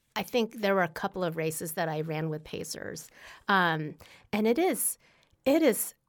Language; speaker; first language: English; early bilingual, other home language; Filipino